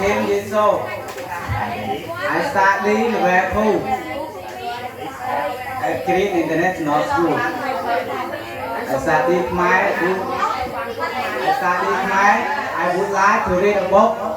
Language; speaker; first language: English; non-native, learner; Khmer